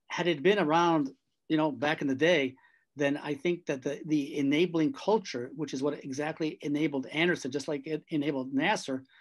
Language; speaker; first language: English; native; English